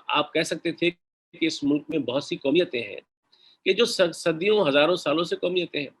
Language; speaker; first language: Urdu; non-native, local second language; Sindhi